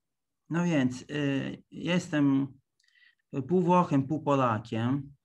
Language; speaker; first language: Polish; early bilingual, heritage; Italian